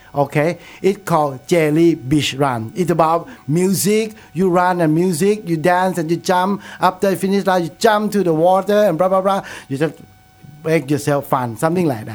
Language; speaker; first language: English; non-native, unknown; Thai